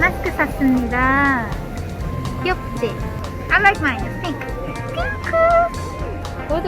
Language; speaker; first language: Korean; non-native, learner; English